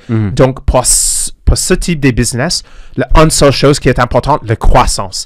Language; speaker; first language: French; non-native, fluent; English